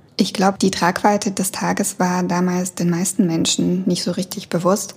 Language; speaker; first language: German; early bilingual, other home language; Russian